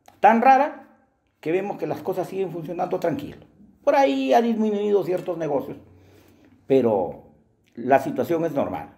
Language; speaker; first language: Spanish; native; Spanish